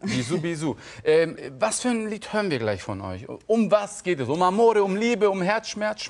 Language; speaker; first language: German; native; German